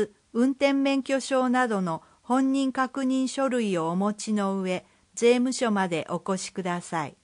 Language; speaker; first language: Japanese; native; Japanese